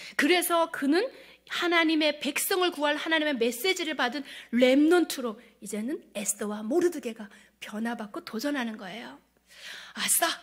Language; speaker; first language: Korean; native; Korean